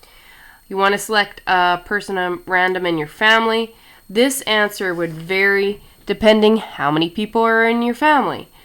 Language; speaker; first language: English; native; English